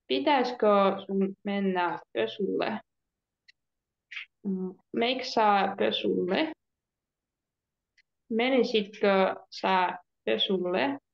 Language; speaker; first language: Finnish; non-native, learner; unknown